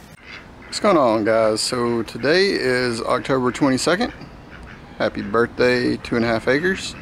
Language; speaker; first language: English; native; English